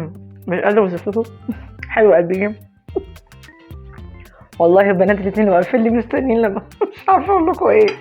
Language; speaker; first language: Arabic; native; Arabic